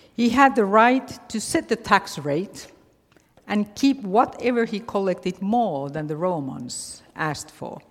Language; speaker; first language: English; non-native, fluent; Finnish